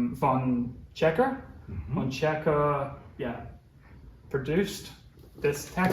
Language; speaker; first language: German; non-native, learner; English